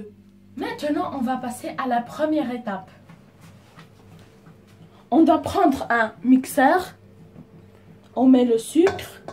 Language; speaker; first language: French; non-native, fluent; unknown